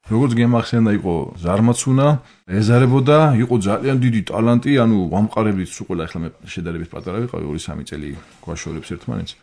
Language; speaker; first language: Georgian; native; Georgian